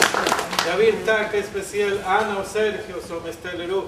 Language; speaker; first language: Swedish; non-native, fluent; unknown